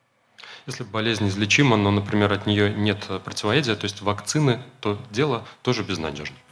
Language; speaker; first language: Russian; native; Russian